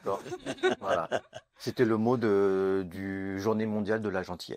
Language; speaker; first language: French; native; French